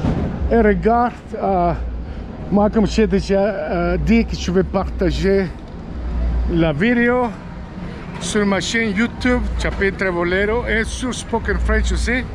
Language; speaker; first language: French; non-native, fluent; Spanish